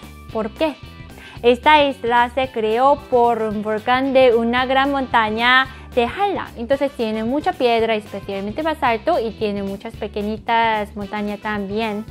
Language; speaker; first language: Spanish; non-native, fluent; Korean